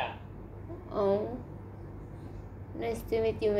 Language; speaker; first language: English; non-native, learner; Indonesian